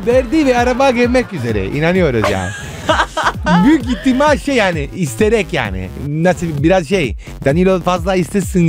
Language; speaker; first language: Turkish; non-native, fluent; Italian